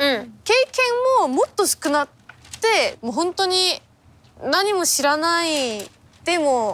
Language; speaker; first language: Japanese; non-native, fluent; Korean